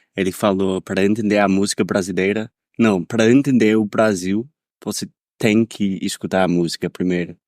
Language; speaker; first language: Portuguese; non-native, fluent; English